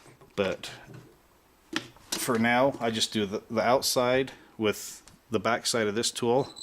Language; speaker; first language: English; native; English